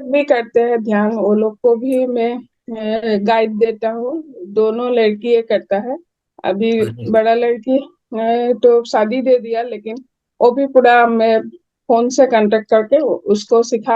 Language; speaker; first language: Hindi; non-native, local second language; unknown